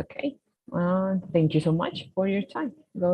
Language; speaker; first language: English; non-native, fluent; Spanish